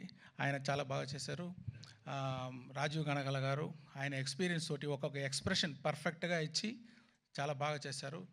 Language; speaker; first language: Telugu; non-native, fluent; Tamil